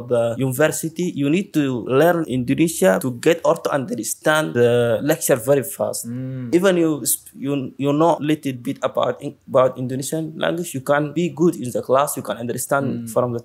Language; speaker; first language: English; non-native, learner; Arabic